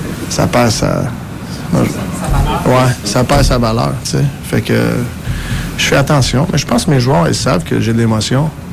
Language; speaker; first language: French; native; French